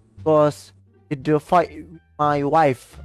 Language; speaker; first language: English; non-native, learner; Malay